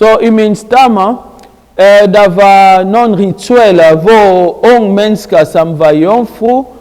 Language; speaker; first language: Danish; non-native, learner; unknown